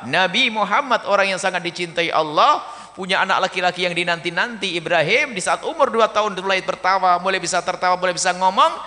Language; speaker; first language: Indonesian; native; Indonesian